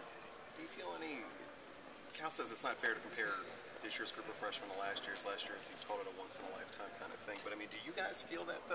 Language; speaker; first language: English; native; English